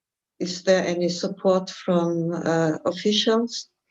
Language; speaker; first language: English; non-native, fluent; German